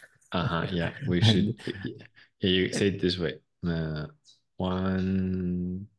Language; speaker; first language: English; non-native, fluent; French